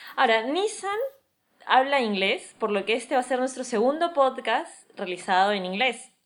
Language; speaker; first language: Spanish; native; Spanish